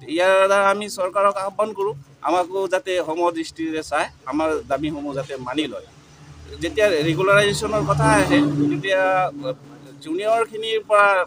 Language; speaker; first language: Assamese; native; Assamese